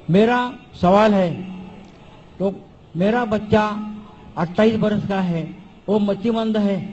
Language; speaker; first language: Hindi; non-native, local second language; Marathi